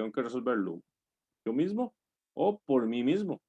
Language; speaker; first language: Spanish; non-native, fluent; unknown